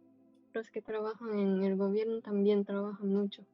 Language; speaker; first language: Spanish; non-native, fluent; Japanese